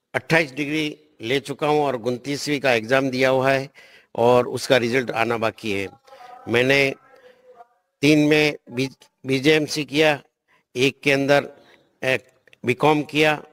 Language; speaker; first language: Hindi; native; Hindi